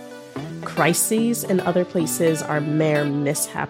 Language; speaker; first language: English; non-native, local second language; Yoruba